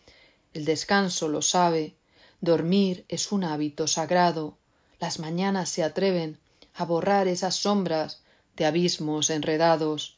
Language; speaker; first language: Spanish; native; Spanish